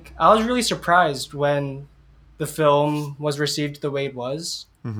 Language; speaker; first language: English; native; English